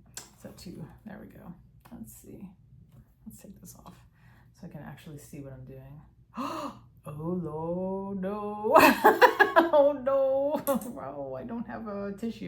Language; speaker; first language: English; native; English